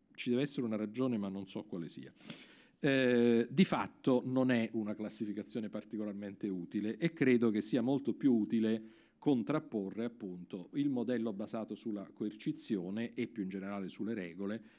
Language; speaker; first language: Italian; native; Italian